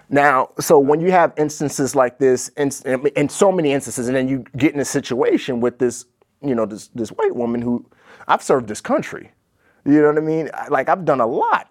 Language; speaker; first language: English; native; English